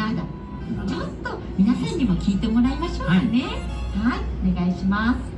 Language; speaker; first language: Japanese; native; Japanese